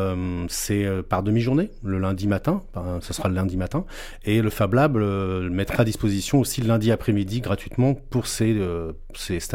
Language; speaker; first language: French; native; French